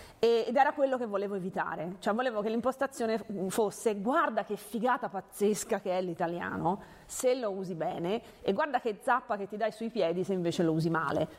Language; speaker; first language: Italian; early bilingual, other home language; Hungarian